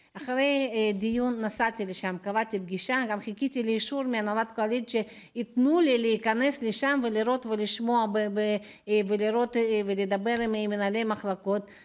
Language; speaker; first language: Hebrew; non-native, fluent; Russian